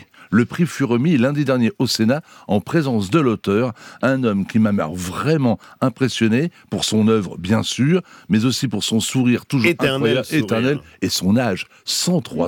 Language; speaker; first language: French; native; French